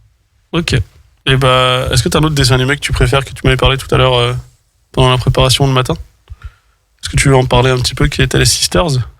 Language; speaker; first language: French; native; French